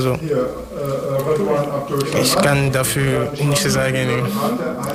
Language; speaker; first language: German; non-native, fluent; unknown